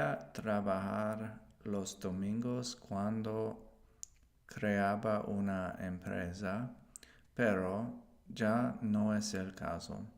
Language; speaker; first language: Spanish; non-native, learner; English